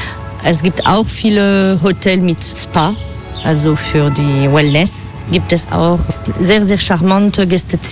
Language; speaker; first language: German; non-native, fluent; French